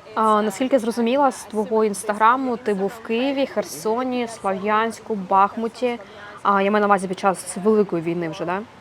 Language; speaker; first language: Ukrainian; native; Ukrainian